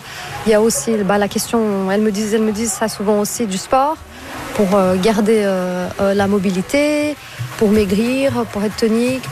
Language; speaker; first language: French; non-native, fluent; Portuguese